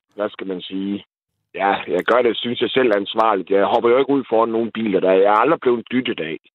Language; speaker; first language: Danish; native; Danish